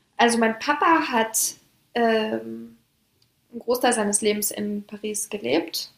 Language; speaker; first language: German; early bilingual, other home language; French